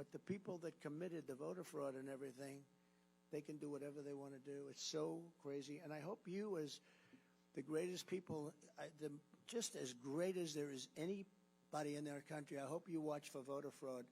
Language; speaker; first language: English; native; English